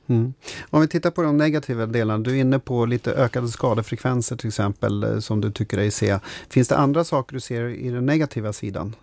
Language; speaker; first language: Swedish; native; Swedish